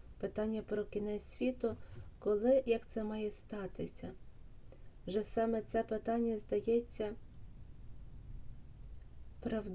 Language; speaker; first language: Ukrainian; native; Ukrainian